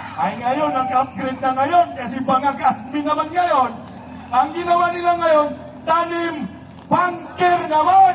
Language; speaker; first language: Filipino; non-native, local second language; Cebuano